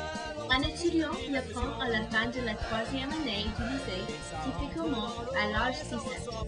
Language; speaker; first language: French; non-native, learner; English